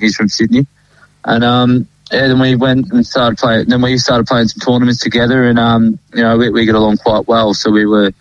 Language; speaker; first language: English; native; English